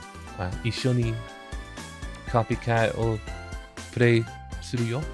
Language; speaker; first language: Japanese; non-native, learner; English